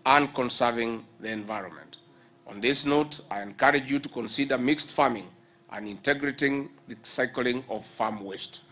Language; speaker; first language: English; non-native, local second language; Kikuyu